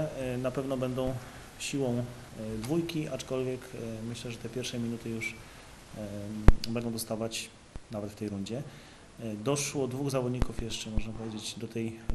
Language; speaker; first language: Polish; native; Polish